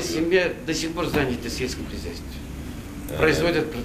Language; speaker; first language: Russian; non-native, fluent; Turkish